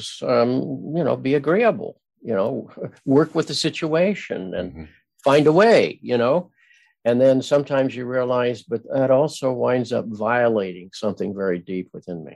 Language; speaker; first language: English; native; English